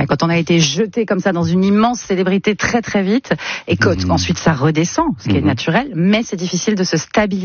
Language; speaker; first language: French; native; French